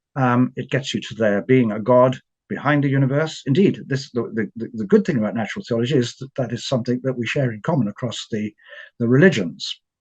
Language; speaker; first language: English; native; English